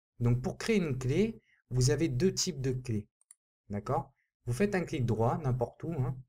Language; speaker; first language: French; native; French